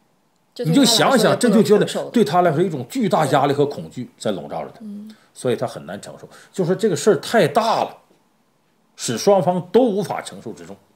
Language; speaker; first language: Chinese; native; Chinese